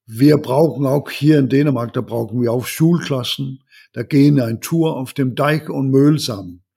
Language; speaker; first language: German; non-native, learner; Danish